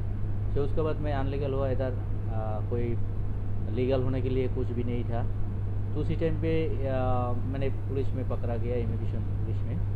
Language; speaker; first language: Hindi; non-native, learner; Bangla